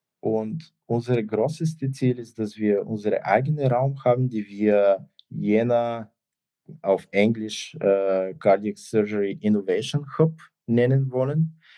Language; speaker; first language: German; non-native, fluent; Bulgarian